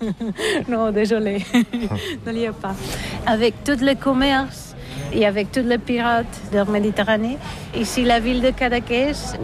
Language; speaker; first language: French; non-native, learner; Catalan